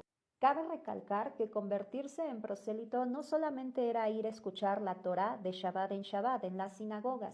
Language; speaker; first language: Spanish; native; Spanish